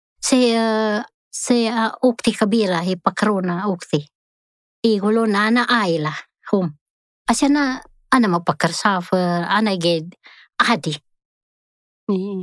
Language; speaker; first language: Arabic; non-native, learner; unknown